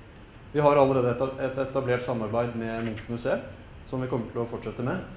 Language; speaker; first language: Norwegian; native; Norwegian